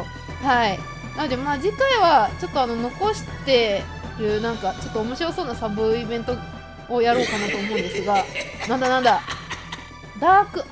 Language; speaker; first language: Japanese; native; Japanese